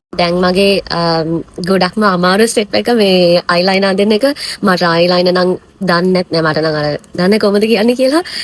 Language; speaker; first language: Sinhala; non-native, local second language; Tamil